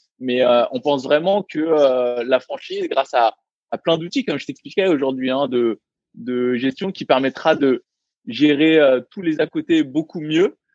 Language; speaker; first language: French; early bilingual, other home language; Vietnamese